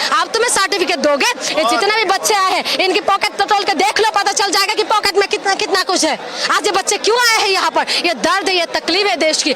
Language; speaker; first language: Hindi; non-native, local second language; Assamese